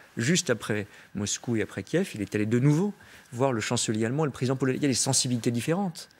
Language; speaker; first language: French; native; French